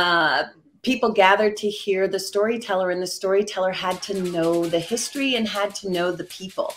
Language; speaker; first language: English; native; English